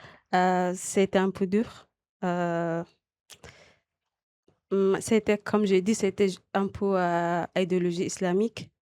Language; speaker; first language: French; non-native, local second language; Arabic